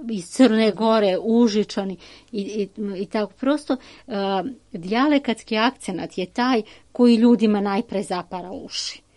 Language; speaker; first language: Serbian; native; Serbian